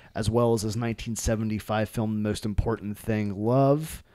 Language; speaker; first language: English; native; English